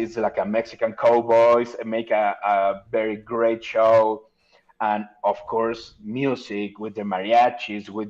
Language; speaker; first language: English; non-native, learner; Spanish